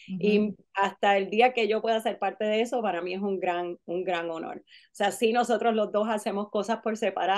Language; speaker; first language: Spanish; native; Spanish